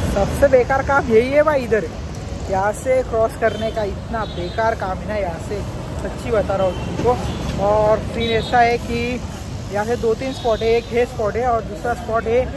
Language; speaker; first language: Hindi; non-native, local second language; Marathi